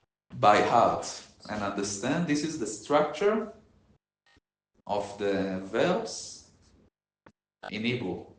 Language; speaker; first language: English; non-native, learner; Hebrew